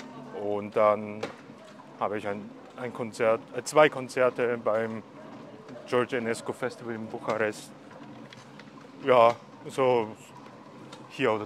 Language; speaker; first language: German; non-native, fluent; Korean